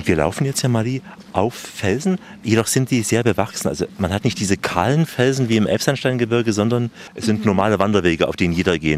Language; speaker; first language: German; native; German